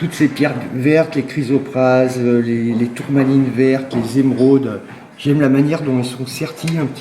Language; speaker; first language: French; native; French